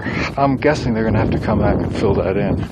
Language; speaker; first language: English; native; English